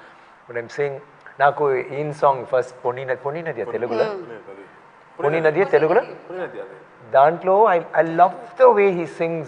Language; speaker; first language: Telugu; non-native, fluent; Tamil